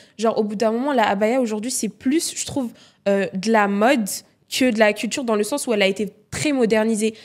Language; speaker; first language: French; native; French